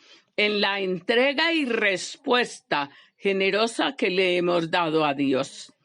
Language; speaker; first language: Spanish; native; Spanish